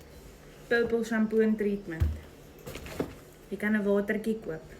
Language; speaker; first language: Afrikaans; native; Afrikaans